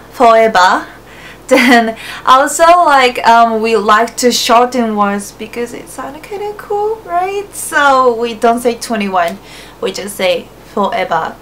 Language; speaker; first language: English; non-native, fluent; Japanese